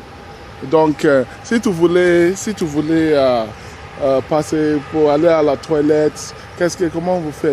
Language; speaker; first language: French; non-native, learner; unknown